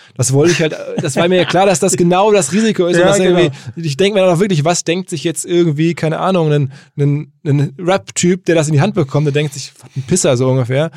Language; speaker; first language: German; native; German